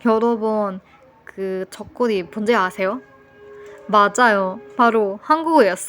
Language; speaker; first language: Korean; non-native, fluent; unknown